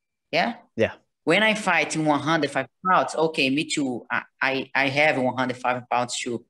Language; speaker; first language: English; non-native, learner; Portuguese